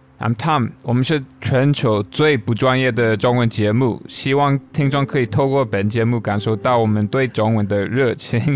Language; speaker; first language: Chinese; non-native, fluent; English